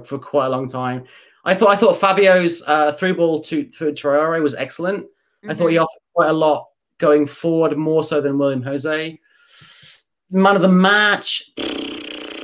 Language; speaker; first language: English; native; English